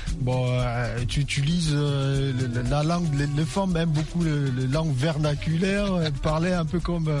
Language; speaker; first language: French; non-native, local second language; Lingala